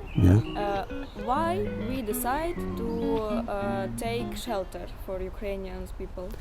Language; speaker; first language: English; non-native, learner; Ukrainian